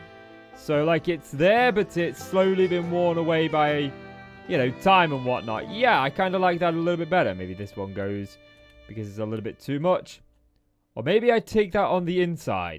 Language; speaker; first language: English; native; English